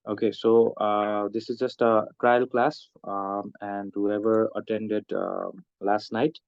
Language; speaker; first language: English; non-native, local second language; Nepali